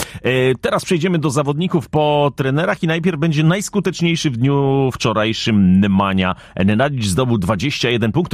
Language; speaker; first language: Polish; native; Polish